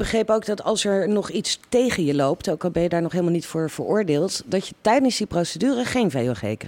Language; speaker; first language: Dutch; native; Dutch